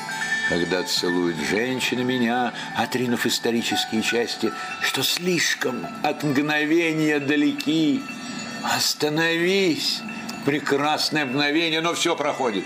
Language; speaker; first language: Russian; native; Russian